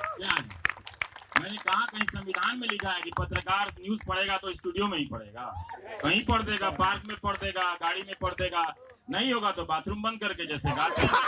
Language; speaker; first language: Hindi; non-native, local second language; Bhojpuri